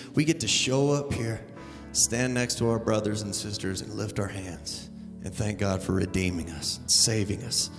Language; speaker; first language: English; native; English